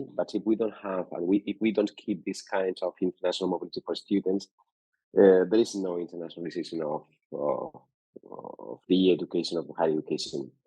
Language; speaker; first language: English; non-native, fluent; Spanish